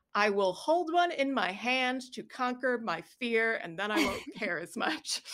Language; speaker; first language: English; native; English